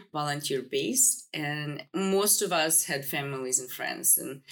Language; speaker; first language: English; non-native, fluent; Russian